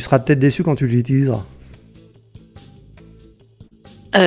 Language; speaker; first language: French; native; French